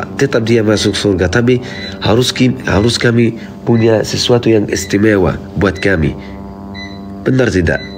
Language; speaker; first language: Indonesian; non-native, fluent; Arabic